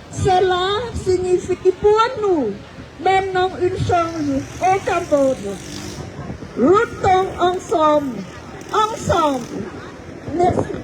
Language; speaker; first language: French; non-native, fluent; Khmer